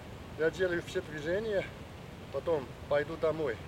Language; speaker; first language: Russian; non-native, learner; Chinese